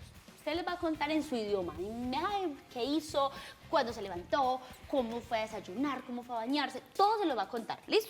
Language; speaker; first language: Spanish; native; Spanish